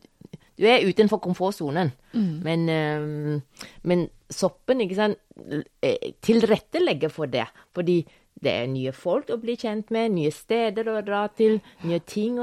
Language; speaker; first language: Norwegian; non-native, fluent; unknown